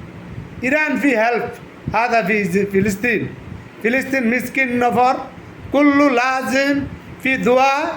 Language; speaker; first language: Arabic; non-native, learner; Bangla